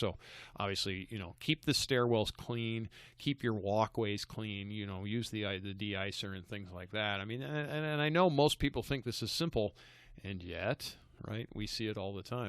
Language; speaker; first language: English; native; English